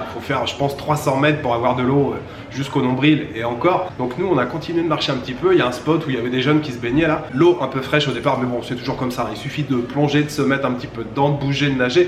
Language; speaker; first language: French; native; French